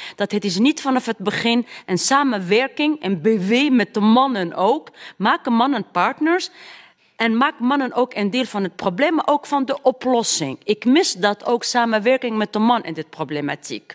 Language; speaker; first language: Dutch; non-native, fluent; Arabic